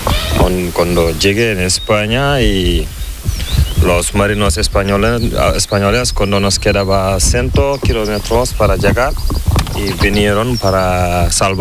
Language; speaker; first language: Spanish; non-native, learner; Fula